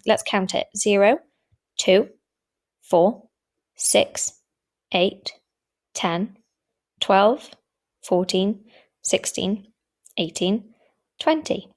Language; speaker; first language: English; native; English